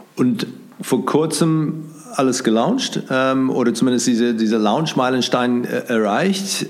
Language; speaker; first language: German; non-native, fluent; English